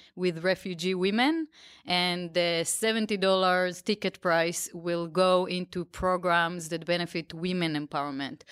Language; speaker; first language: English; non-native, fluent; Hebrew